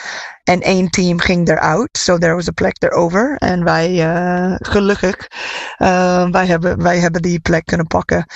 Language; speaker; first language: Dutch; non-native, fluent; English